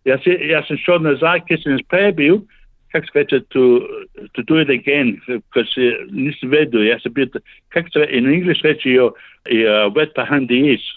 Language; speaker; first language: Slovenian; early bilingual, heritage; Slovenian